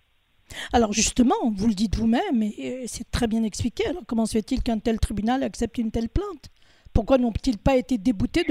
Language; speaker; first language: French; native; French